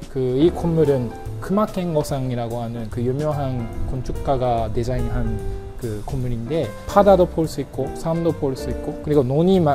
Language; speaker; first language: Korean; non-native, fluent; Japanese